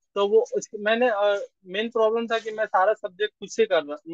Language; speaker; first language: Hindi; native; Hindi